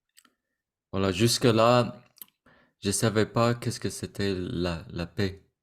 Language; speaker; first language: French; non-native, fluent; Vietnamese